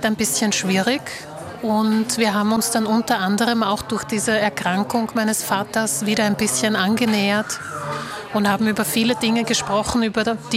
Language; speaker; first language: German; early bilingual, other home language; Slovak